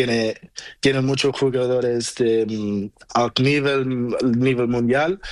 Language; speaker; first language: Spanish; non-native, learner; Portuguese